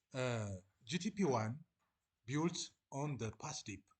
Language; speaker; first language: English; non-native, local second language; Amharic